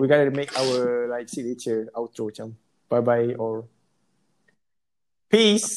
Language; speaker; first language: English; non-native, local second language; Malay